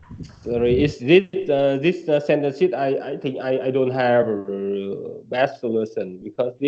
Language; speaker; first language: English; non-native, learner; Vietnamese